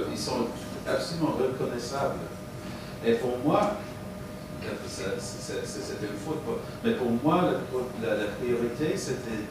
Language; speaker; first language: French; non-native, fluent; English